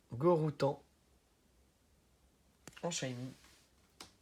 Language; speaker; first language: French; native; French